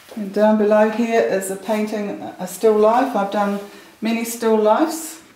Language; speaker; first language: English; native; English